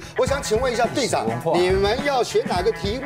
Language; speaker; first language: Chinese; native; Chinese